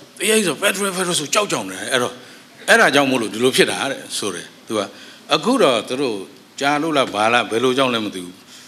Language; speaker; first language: Burmese; native; Burmese